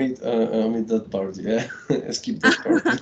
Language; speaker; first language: English; non-native, learner; Spanish